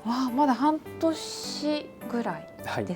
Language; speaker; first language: Japanese; native; Japanese